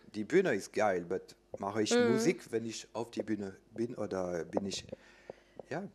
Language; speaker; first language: German; non-native, learner; French